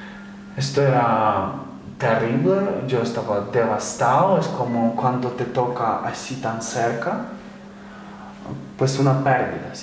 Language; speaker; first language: Spanish; non-native, fluent; Ukrainian